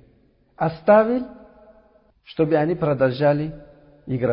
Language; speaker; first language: Russian; non-native, learner; Uzbek